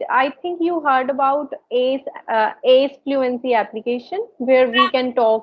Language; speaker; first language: English; non-native, learner; Hindi